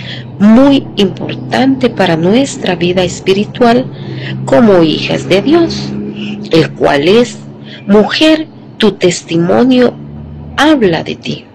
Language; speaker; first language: Spanish; native; Spanish